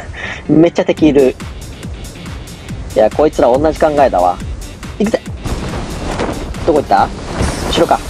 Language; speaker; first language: Japanese; native; Japanese